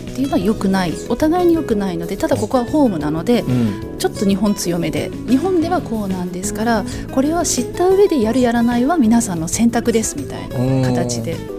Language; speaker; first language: Japanese; native; Japanese